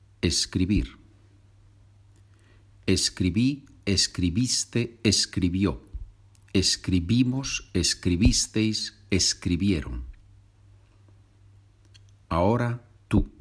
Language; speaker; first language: Spanish; non-native, fluent; English